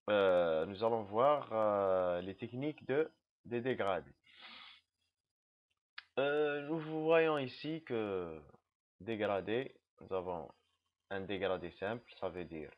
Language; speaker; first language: French; non-native, local second language; Arabic